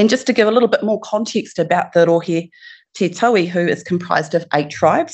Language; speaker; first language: English; native; English